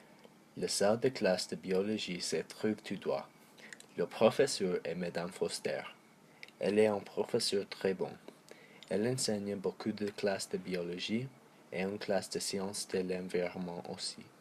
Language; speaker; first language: French; non-native, learner; English